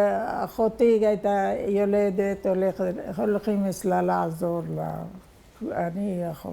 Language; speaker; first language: Hebrew; non-native, fluent; Arabic